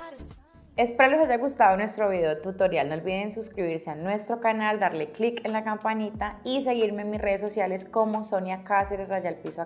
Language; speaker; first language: Spanish; native; Spanish